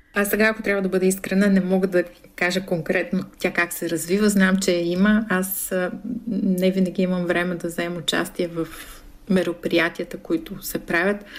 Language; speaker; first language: Bulgarian; native; Bulgarian